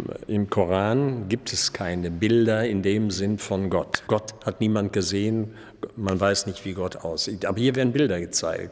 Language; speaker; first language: German; native; German